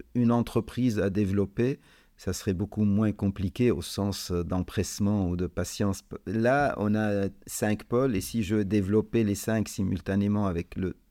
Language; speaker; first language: French; non-native, local second language; Arabic